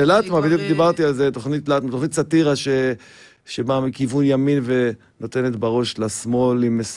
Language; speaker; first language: Hebrew; native; Hebrew